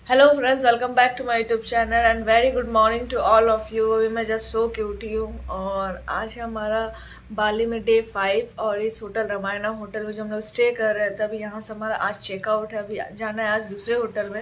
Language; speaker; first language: Hindi; non-native, local second language; Bangla